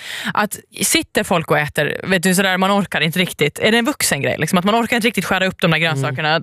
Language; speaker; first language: Swedish; native; Swedish